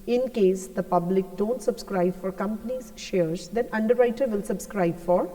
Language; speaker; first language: English; non-native, local second language; Punjabi